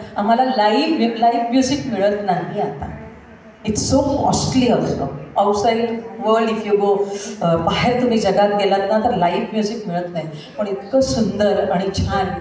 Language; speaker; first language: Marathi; non-native, local second language; Gujarati